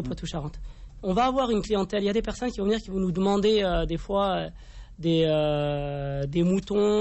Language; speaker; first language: French; native; French